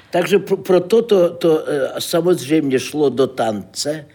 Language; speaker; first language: Czech; non-native, fluent; Russian